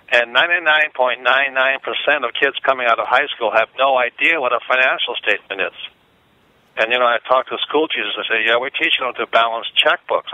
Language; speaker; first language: English; native; English